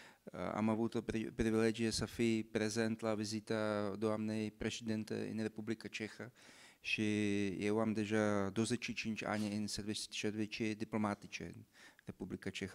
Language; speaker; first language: Romanian; non-native, fluent; Czech